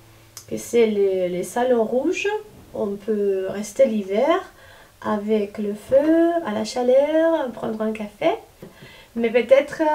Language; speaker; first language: French; non-native, fluent; Spanish